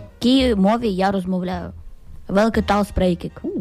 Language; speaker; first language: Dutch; early bilingual, other home language; Ukrainian